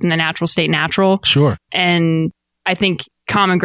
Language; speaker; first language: English; native; English